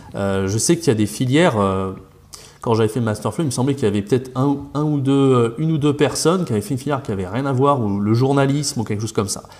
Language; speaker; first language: French; native; French